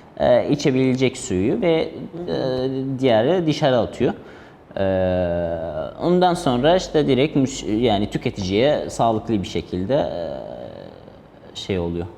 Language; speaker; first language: Turkish; non-native, fluent; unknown